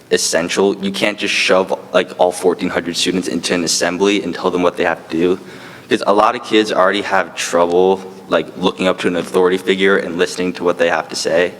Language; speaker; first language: English; native; English